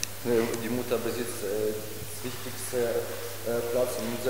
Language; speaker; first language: German; non-native, learner; Ukrainian